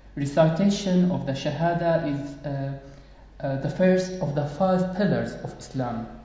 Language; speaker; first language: English; non-native, fluent; Arabic